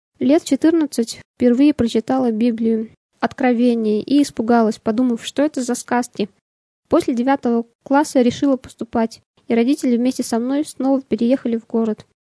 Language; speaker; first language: Russian; native; Russian